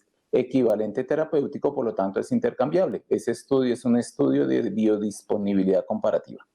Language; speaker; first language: Spanish; native; Spanish